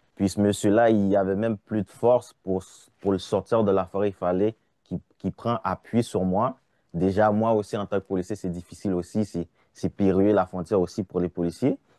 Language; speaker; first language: French; non-native, local second language; Haitian Creole